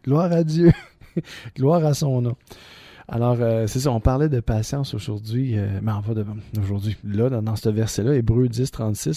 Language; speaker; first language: French; native; French